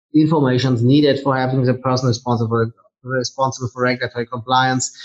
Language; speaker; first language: English; non-native, fluent; German